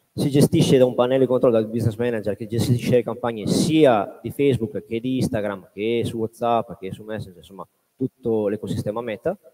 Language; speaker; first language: Italian; native; Italian